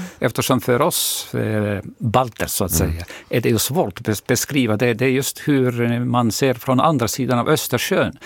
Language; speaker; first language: Swedish; non-native, fluent; Estonian